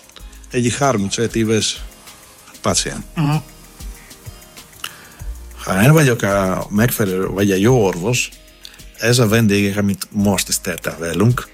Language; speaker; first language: Hungarian; non-native, fluent; Greek